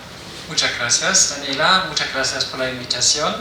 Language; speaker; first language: Spanish; non-native, fluent; German